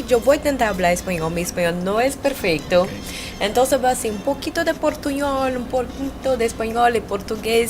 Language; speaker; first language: Spanish; non-native, learner; Portuguese